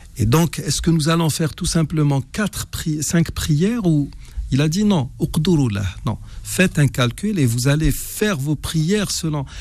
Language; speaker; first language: French; non-native, local second language; Arabic